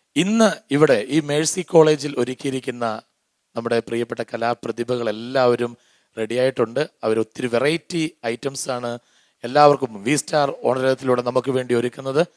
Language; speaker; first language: Malayalam; native; Malayalam